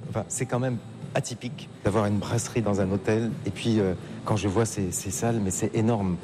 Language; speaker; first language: French; native; French